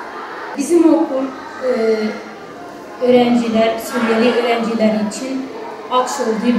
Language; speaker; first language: Turkish; non-native, learner; Arabic